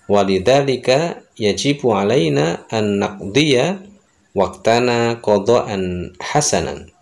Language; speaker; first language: Arabic; non-native, fluent; Indonesian